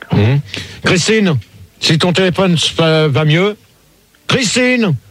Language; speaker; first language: French; native; French